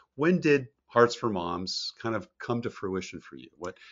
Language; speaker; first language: English; native; English